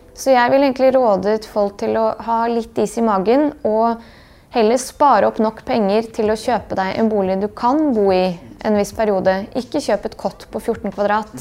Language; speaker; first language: Norwegian; early bilingual, other home language; Bosnian